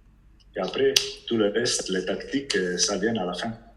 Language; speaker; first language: French; non-native, fluent; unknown